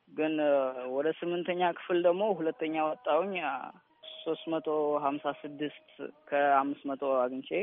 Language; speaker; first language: Amharic; early bilingual, heritage; Amharic